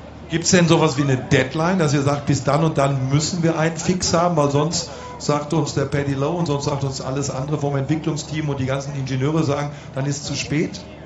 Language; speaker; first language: German; native; German